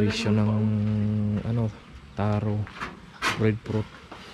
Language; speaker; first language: English; non-native, learner; Filipino